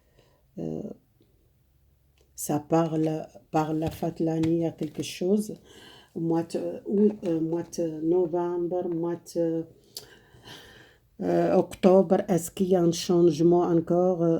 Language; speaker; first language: French; non-native, fluent; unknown